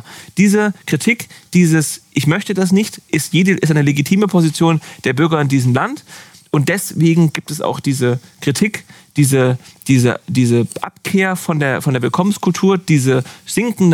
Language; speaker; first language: German; native; German